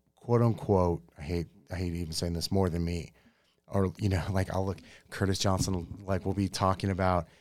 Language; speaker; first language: English; native; English